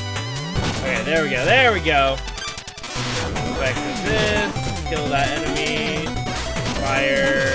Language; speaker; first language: English; native; English